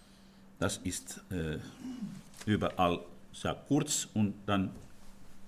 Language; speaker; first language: German; non-native, fluent; Finnish